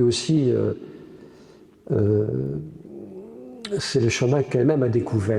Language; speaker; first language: French; native; French